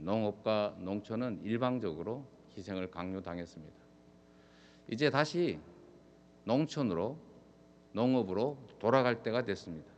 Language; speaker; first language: Korean; native; Korean